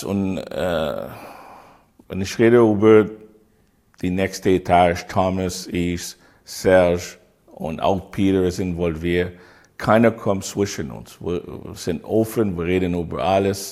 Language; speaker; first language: German; non-native, learner; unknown